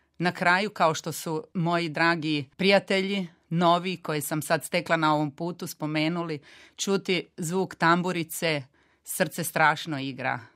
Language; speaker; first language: Croatian; native; Croatian